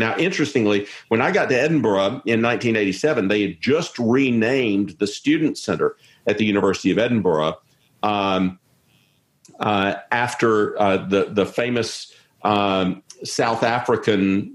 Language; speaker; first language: English; native; English